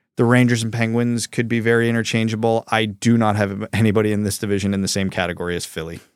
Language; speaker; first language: English; early bilingual, other home language; Ukrainian